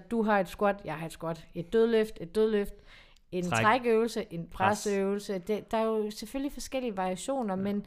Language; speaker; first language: Danish; native; Danish